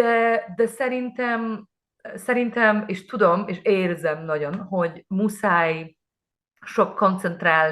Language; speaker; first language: Hungarian; non-native, learner; Polish